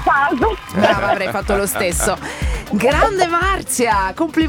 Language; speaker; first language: Italian; native; Italian